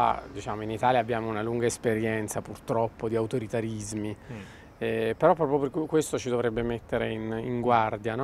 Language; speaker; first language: Italian; native; Italian